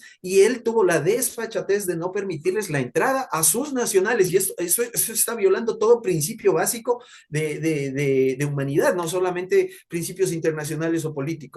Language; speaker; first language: Spanish; native; Spanish